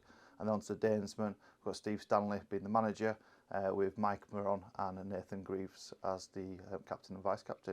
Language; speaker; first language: English; native; English